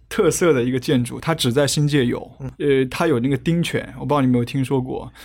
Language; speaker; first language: Chinese; native; Chinese